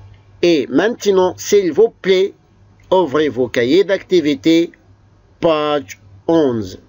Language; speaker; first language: French; non-native, fluent; Arabic